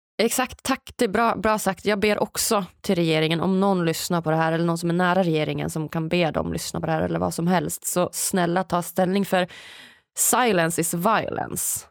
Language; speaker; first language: Swedish; native; Swedish